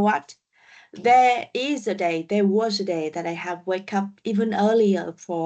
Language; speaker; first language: English; non-native, learner; Vietnamese